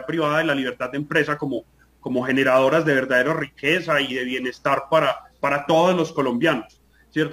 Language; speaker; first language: Spanish; native; Spanish